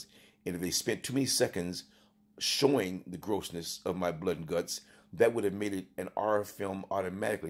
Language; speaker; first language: English; native; English